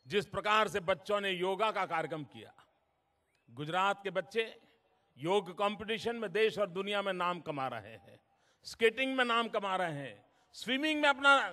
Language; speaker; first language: Hindi; non-native, local second language; Gujarati